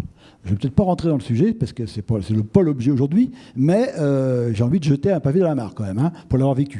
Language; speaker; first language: French; native; French